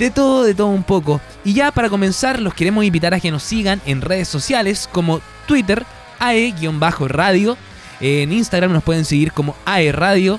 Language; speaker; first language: Spanish; native; Spanish